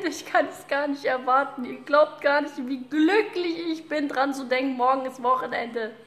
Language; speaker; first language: German; early bilingual, other home language; Russian